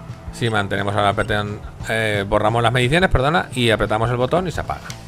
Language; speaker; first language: Spanish; native; Spanish